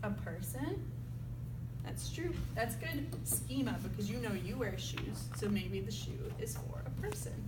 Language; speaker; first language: English; native; English